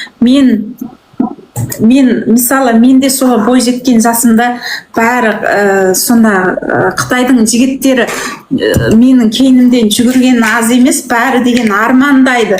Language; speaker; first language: Kazakh; early bilingual, heritage; Kazakh